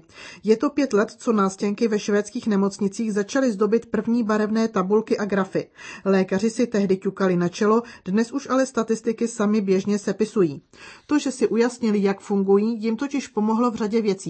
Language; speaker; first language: Czech; native; Czech